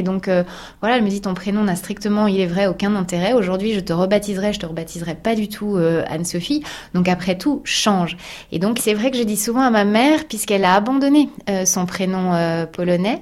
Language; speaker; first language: French; native; French